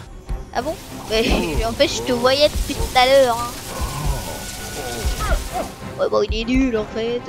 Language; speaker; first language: French; native; French